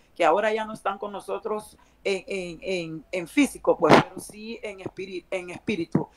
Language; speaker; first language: Spanish; native; Spanish